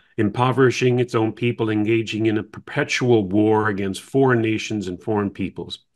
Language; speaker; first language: English; native; English